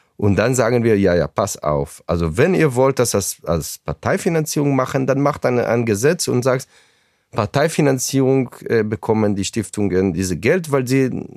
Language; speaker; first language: German; non-native, fluent; Hebrew